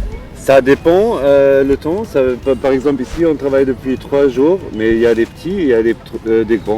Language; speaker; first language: French; non-native, fluent; German